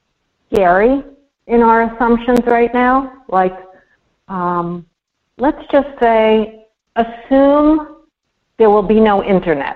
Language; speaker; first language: English; native; English